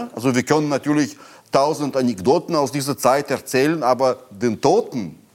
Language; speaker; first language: German; non-native, fluent; Russian